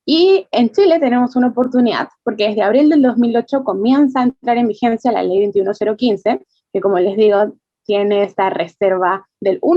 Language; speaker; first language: Spanish; native; Spanish